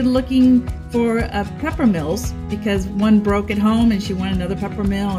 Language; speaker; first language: English; non-native, fluent; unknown